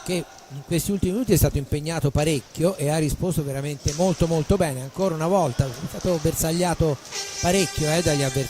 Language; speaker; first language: Italian; native; Italian